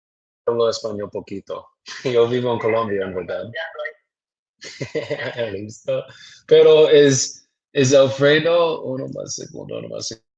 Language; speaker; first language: Spanish; non-native, learner; English